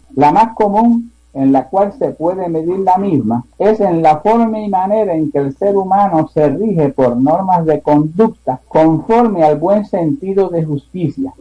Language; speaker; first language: Spanish; native; Spanish